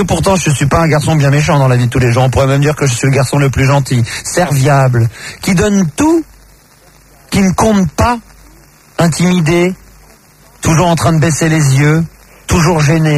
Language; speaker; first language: French; native; French